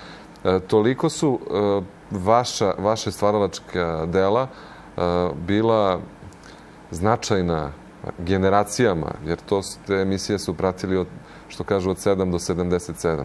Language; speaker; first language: Croatian; native; Croatian